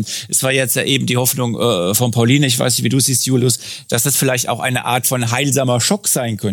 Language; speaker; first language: German; native; German